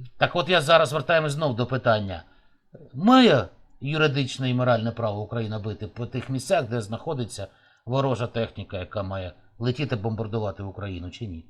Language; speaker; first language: Ukrainian; native; Ukrainian